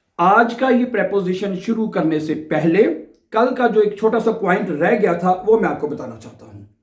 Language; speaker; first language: Urdu; non-native, local second language; Punjabi